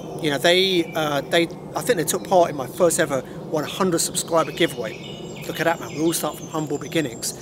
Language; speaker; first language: English; native; English